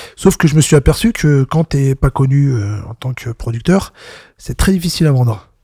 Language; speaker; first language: French; native; French